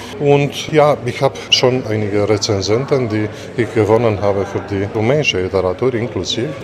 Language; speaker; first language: German; non-native, fluent; Romanian